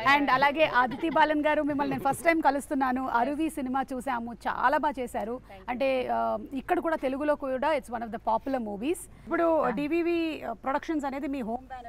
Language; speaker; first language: Telugu; native; Telugu